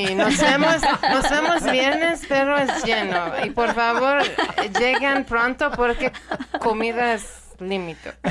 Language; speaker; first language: Spanish; non-native, fluent; Persian